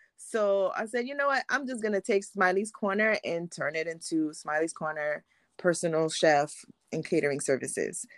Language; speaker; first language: English; early bilingual, other home language; Haitian Creole